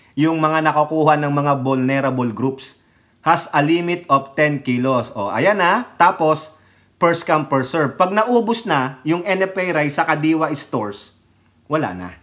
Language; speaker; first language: Filipino; native; Filipino